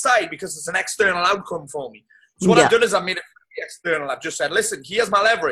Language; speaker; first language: English; native; English